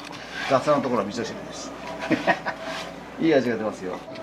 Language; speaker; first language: Japanese; native; Japanese